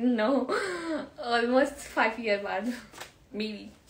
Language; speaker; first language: Hindi; native; Hindi